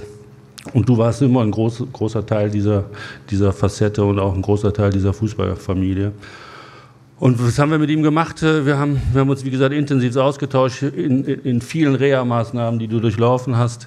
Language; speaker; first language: German; native; German